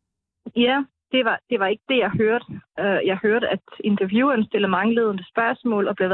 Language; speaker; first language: Danish; native; Danish